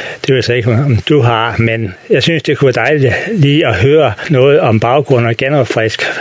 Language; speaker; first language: Danish; native; Danish